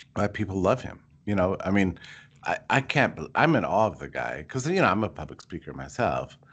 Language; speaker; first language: English; native; English